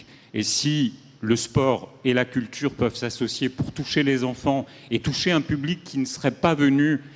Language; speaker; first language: French; native; French